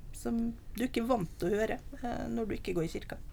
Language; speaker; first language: Norwegian; native; Norwegian